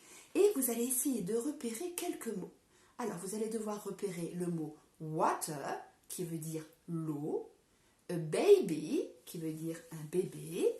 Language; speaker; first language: French; native; French